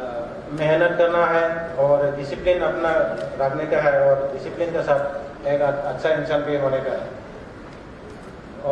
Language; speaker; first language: Hindi; non-native, local second language; Bodo